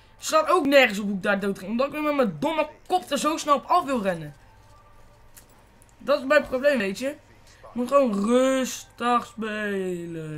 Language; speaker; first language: Dutch; native; Dutch